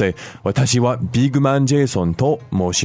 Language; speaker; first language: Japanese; non-native, fluent; English